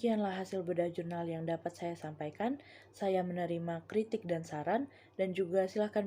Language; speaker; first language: Indonesian; native; Indonesian